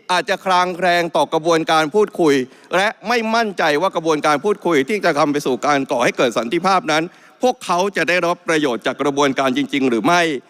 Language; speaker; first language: Thai; native; Thai